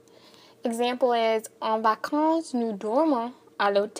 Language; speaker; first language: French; non-native, learner; English